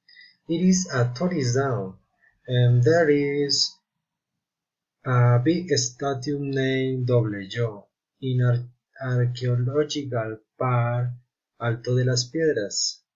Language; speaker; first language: English; non-native, learner; Spanish